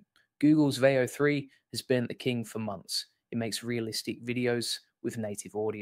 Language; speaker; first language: English; native; English